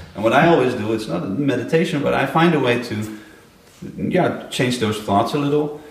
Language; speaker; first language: English; non-native, fluent; Dutch